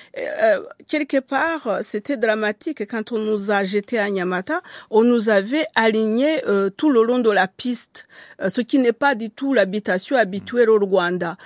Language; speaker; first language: French; non-native, local second language; Kinyarwanda